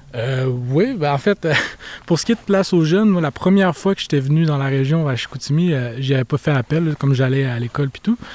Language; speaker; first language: French; native; French